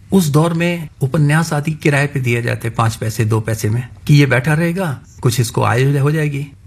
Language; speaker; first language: Hindi; non-native, local second language; Punjabi